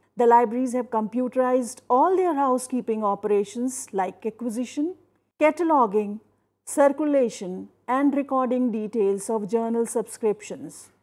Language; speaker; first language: English; non-native, local second language; Hindi